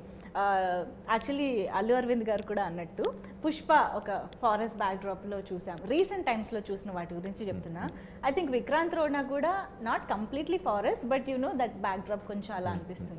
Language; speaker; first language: Telugu; native; Telugu